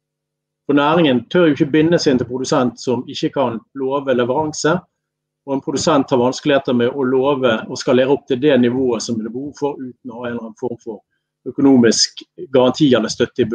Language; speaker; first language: Norwegian; native; Norwegian